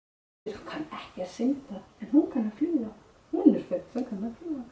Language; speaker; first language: Icelandic; non-native, fluent; Danish